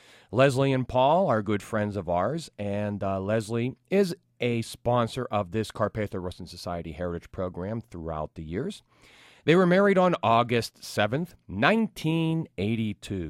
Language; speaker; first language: English; native; English